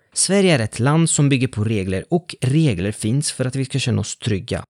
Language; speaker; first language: Swedish; non-native, fluent; Italian